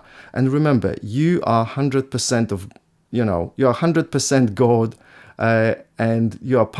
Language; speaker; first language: English; non-native, fluent; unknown